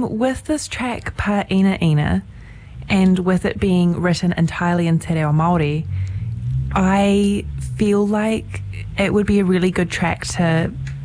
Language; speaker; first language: English; native; English